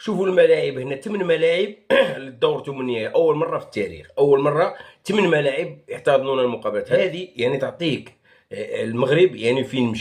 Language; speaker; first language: Arabic; native; Arabic